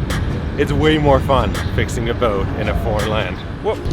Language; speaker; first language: English; native; English